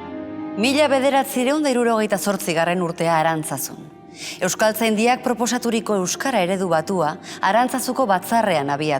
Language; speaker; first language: Basque; native; Basque